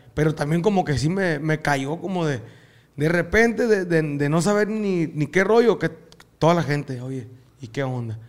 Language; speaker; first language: Spanish; native; Spanish